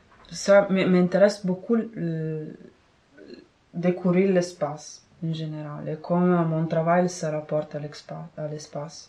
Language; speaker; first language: French; non-native, fluent; Italian